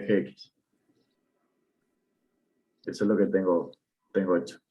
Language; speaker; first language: Spanish; native; Spanish